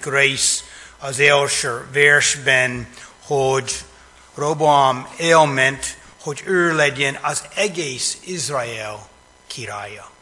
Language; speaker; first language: Hungarian; non-native, fluent; English